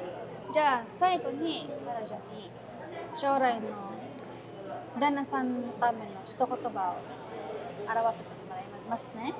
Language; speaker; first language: Japanese; non-native, fluent; Filipino